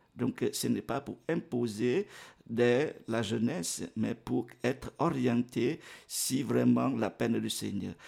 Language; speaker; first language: French; non-native, fluent; Vietnamese